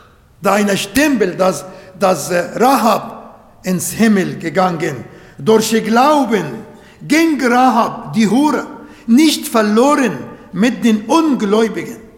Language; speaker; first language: German; non-native, learner; Arabic